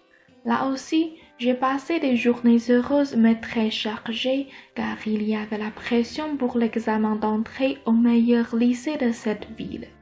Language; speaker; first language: French; non-native, learner; Chinese